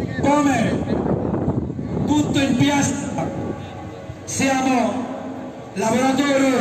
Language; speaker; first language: Italian; non-native, fluent; Bangla